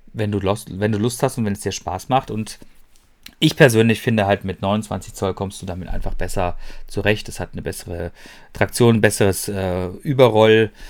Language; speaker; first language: German; native; German